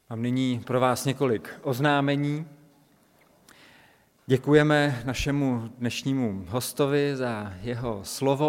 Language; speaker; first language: Czech; native; Czech